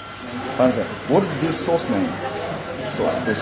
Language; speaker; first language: English; non-native, learner; Korean